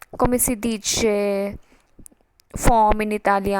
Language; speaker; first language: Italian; non-native, fluent; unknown